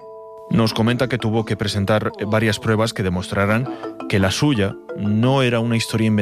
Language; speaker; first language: Spanish; native; Spanish